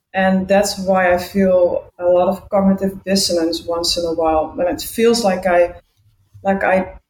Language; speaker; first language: English; non-native, fluent; Dutch